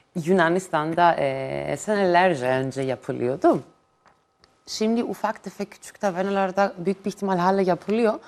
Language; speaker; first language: Turkish; non-native, fluent; Greek